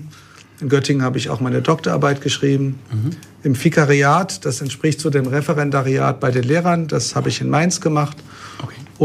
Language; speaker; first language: German; native; German